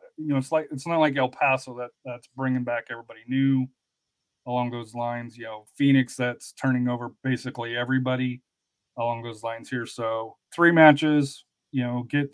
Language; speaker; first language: English; native; English